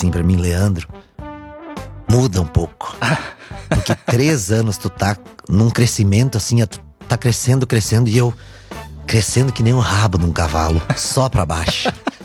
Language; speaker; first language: Portuguese; native; Portuguese